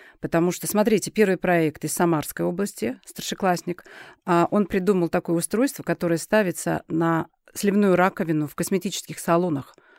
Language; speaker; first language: Russian; native; Russian